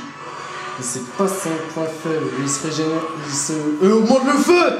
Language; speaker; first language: French; native; French